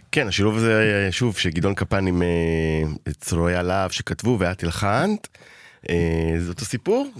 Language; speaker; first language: Hebrew; native; Hebrew